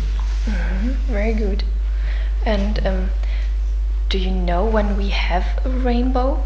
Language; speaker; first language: English; non-native, fluent; German